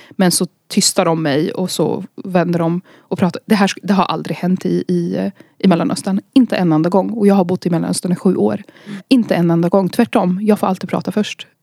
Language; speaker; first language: Swedish; early bilingual, other home language; Arabic